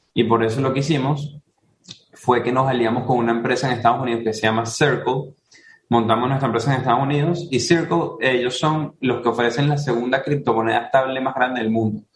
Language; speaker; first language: Spanish; native; Spanish